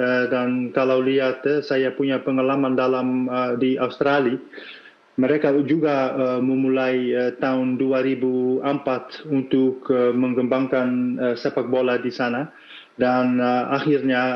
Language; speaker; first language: Indonesian; non-native, fluent; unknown